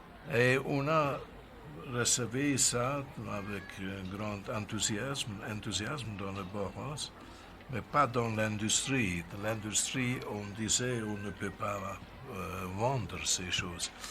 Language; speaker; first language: French; non-native, fluent; Hungarian